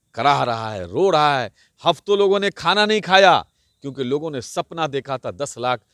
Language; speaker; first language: Hindi; native; Hindi